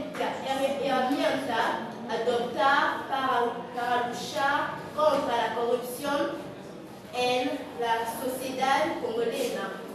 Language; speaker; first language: Spanish; non-native, learner; French